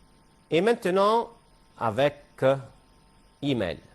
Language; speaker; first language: French; non-native, fluent; Arabic